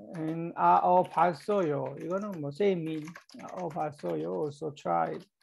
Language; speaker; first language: Korean; native; Korean